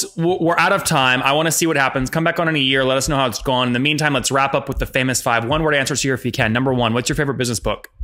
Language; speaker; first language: English; native; English